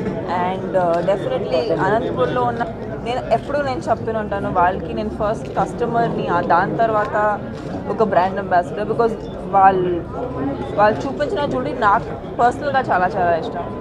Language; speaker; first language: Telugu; non-native, fluent; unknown